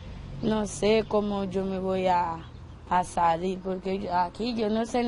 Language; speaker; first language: Spanish; non-native, learner; Haitian Creole